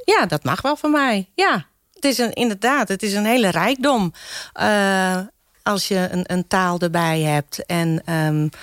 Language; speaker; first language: Dutch; non-native, local second language; Western Frisian